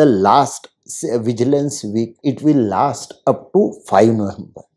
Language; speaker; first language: English; non-native, local second language; Hindi